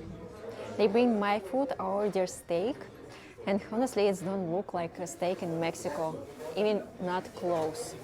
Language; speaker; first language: English; non-native, learner; Spanish